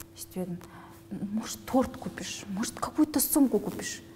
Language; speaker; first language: Russian; non-native, local second language; Kazakh